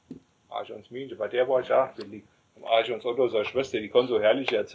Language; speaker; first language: German; native; German